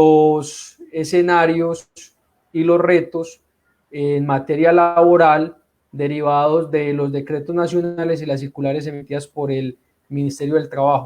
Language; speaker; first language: Spanish; native; Spanish